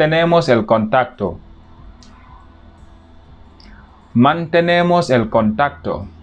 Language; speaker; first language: Spanish; non-native, fluent; Wolof